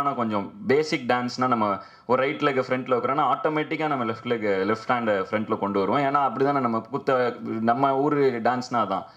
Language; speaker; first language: Tamil; native; Tamil